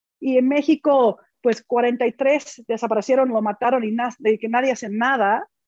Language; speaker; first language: Spanish; non-native, fluent; English